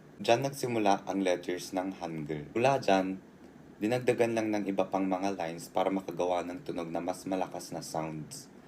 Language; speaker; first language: Filipino; early bilingual, heritage; Korean